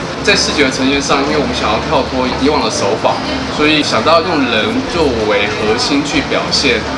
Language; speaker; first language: Chinese; native; Chinese